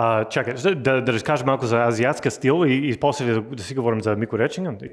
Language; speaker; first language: Bulgarian; non-native, learner; English